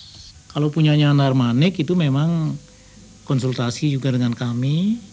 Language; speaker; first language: Indonesian; native; Indonesian